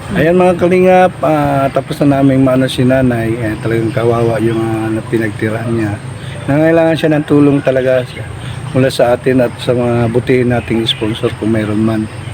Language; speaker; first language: Filipino; non-native, local second language; Cebuano